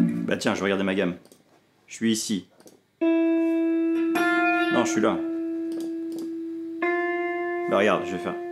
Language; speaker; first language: French; native; French